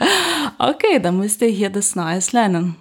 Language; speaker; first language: German; non-native, fluent; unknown